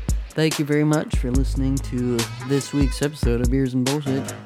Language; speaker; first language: English; native; English